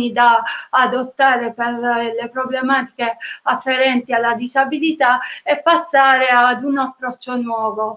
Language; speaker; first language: Italian; native; Italian